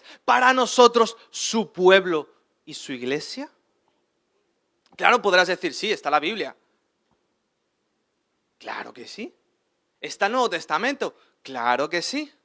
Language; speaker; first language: Spanish; native; Spanish